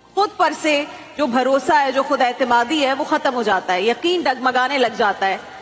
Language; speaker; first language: Urdu; native; Urdu